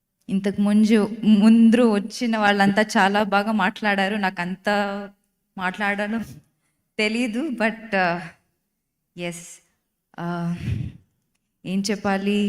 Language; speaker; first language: Telugu; non-native, fluent; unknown